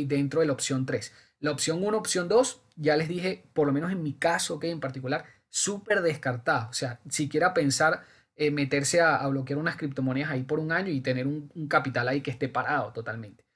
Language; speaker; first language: Spanish; native; Spanish